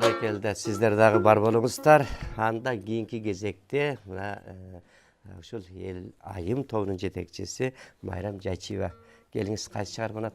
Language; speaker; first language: Kyrgyz; native; Kyrgyz